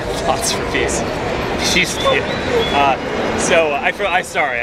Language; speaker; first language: English; native; English